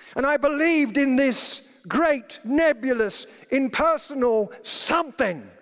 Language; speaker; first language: English; native; English